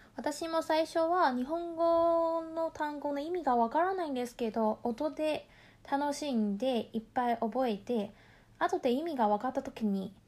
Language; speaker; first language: Japanese; non-native, fluent; Chinese